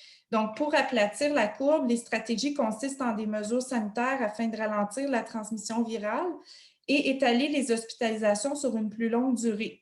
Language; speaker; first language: French; native; French